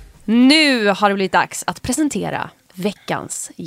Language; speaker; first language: Swedish; native; Swedish